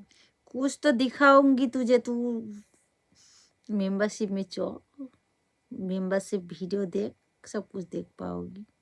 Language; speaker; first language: Hindi; non-native, local second language; Bangla